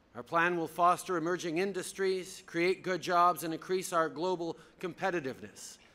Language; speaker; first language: English; early bilingual, other home language; French